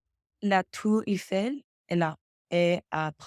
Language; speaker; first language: French; non-native, learner; English